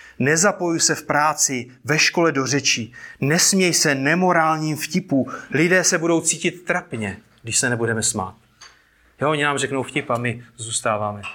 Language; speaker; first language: Czech; native; Czech